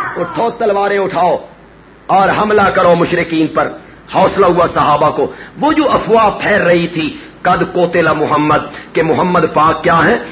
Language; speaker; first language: Urdu; non-native, local second language; Punjabi